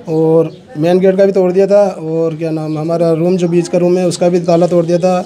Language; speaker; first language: Hindi; native; Hindi